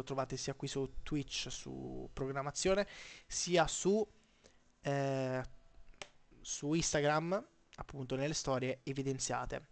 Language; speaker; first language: Italian; native; Italian